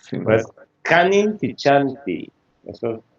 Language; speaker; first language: Spanish; non-native, fluent; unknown